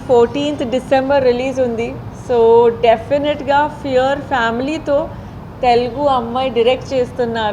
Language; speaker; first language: Telugu; non-native, learner; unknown